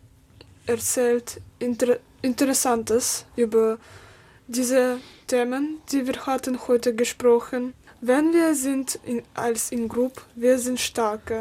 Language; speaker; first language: German; non-native, learner; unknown